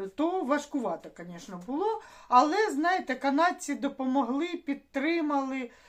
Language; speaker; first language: Ukrainian; native; Ukrainian